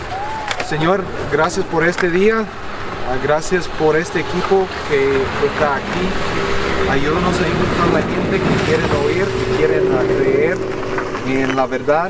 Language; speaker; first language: Spanish; non-native, fluent; English